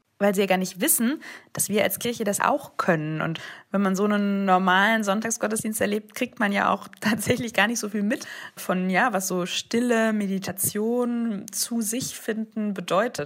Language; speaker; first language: German; native; German